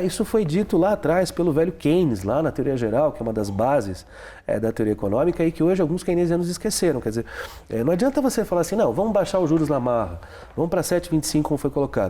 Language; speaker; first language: Portuguese; native; Portuguese